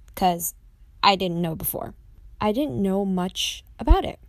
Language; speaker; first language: English; native; English